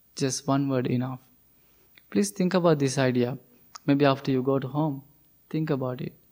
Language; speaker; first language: English; non-native, local second language; Sinhala